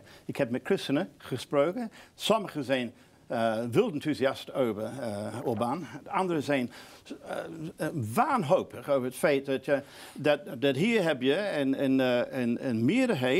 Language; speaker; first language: Dutch; non-native, fluent; English